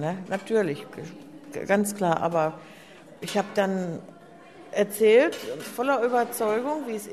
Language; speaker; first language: German; native; German